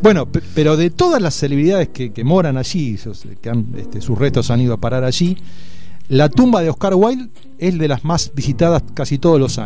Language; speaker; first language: Spanish; native; Spanish